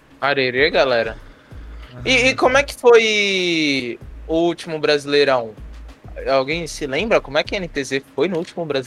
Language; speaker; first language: Portuguese; native; Portuguese